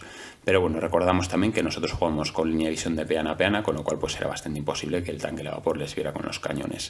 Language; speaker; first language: Spanish; native; Spanish